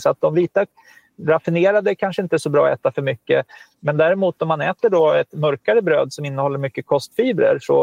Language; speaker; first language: Swedish; native; Swedish